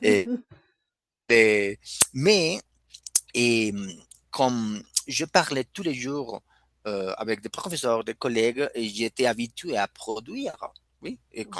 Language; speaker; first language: French; non-native, fluent; Spanish